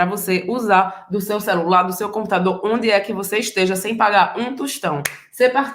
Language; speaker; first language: Portuguese; native; Portuguese